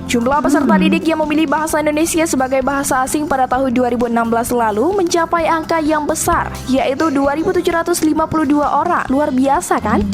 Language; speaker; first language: Indonesian; native; Indonesian